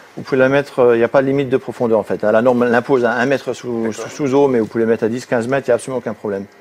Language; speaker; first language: French; native; French